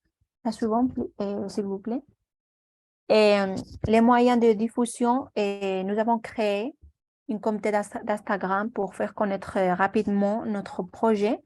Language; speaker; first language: French; non-native, learner; Spanish